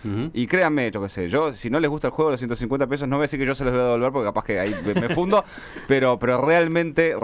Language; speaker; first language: Spanish; native; Spanish